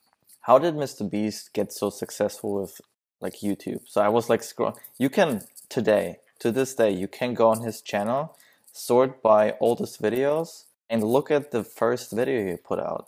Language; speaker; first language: English; non-native, fluent; German